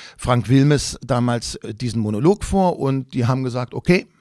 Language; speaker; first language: German; native; German